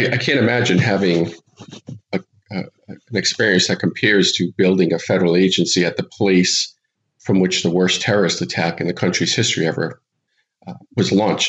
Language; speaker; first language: English; native; English